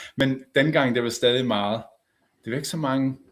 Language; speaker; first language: Danish; non-native, fluent; English